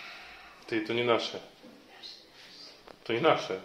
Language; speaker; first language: Polish; native; Polish